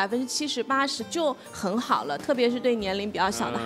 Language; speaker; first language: Chinese; native; Chinese